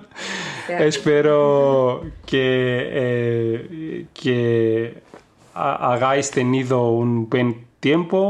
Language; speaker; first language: Spanish; non-native, fluent; Greek